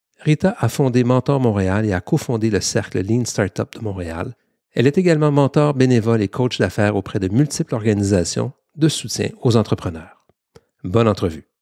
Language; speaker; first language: French; native; French